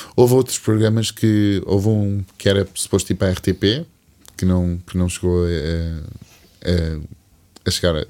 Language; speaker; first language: Portuguese; early bilingual, other home language; English